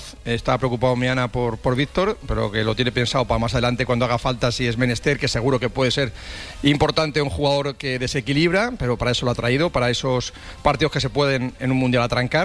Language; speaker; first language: Spanish; native; Spanish